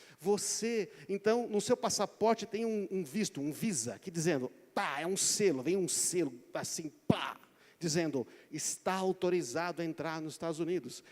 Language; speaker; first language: Portuguese; native; Portuguese